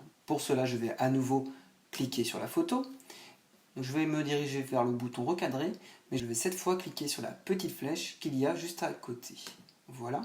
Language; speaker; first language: French; native; French